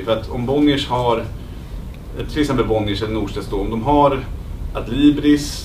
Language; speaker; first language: Swedish; native; Swedish